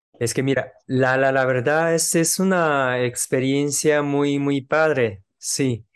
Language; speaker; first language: Spanish; non-native, fluent; Japanese